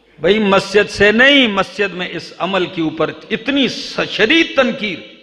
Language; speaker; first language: Urdu; non-native, local second language; Punjabi